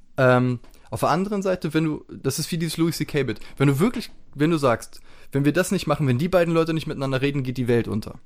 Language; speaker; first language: German; native; German